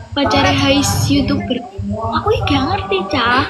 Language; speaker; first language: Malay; non-native, learner; Vietnamese